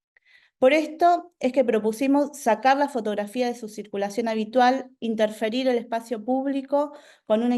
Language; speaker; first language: Spanish; native; Spanish